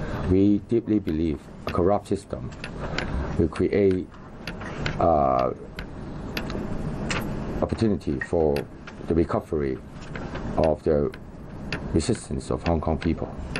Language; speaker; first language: English; non-native, local second language; Cantonese